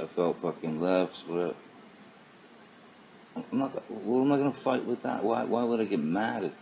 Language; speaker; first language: English; native; English